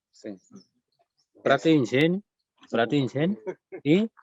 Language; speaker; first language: Portuguese; non-native, local second language; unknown